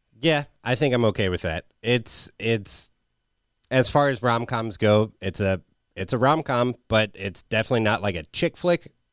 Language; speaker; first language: English; native; English